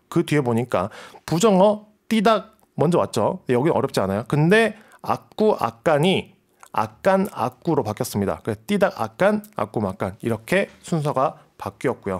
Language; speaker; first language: Korean; native; Korean